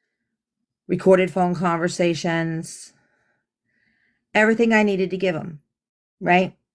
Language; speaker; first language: English; native; English